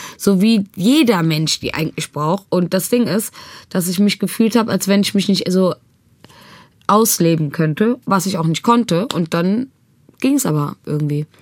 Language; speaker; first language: German; early bilingual, other home language; Tigrinya